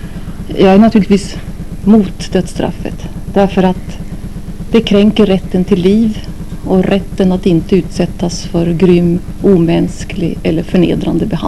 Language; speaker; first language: Swedish; native; Swedish